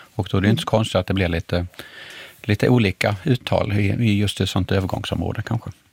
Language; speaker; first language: Swedish; native; Swedish